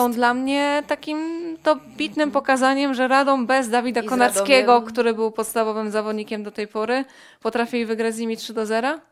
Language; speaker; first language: Polish; native; Polish